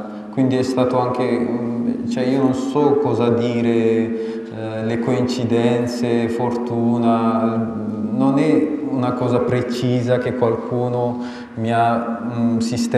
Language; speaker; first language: Italian; non-native, fluent; Amharic